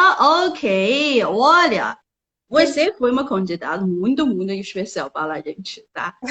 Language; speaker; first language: Portuguese; non-native, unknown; Chinese